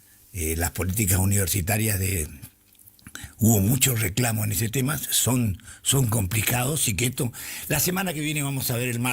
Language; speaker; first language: Spanish; native; Spanish